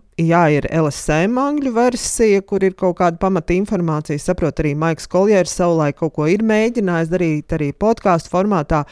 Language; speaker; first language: Latvian; native; Latvian